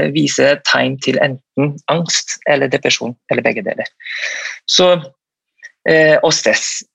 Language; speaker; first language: Norwegian; non-native, fluent; Malay